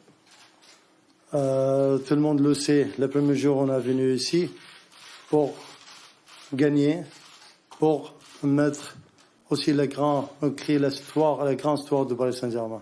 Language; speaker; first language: French; non-native, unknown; Arabic